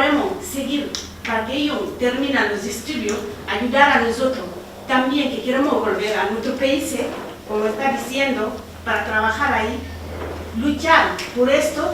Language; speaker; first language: Spanish; non-native, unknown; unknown